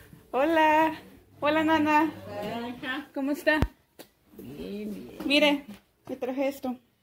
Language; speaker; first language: Spanish; early bilingual, heritage; Spanish